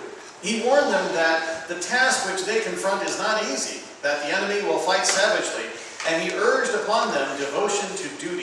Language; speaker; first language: English; native; English